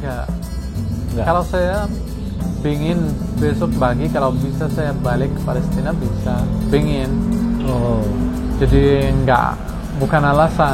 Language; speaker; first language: Indonesian; non-native, fluent; Arabic